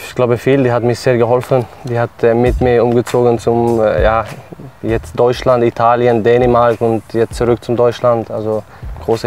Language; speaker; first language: German; non-native, fluent; Swedish